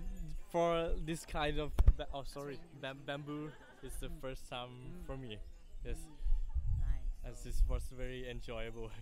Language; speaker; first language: English; non-native, learner; Thai